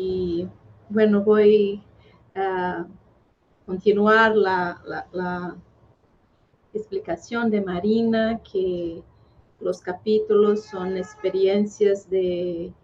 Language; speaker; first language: Spanish; non-native, fluent; Portuguese